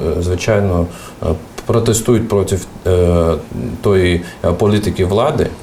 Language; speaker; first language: Ukrainian; non-native, fluent; Russian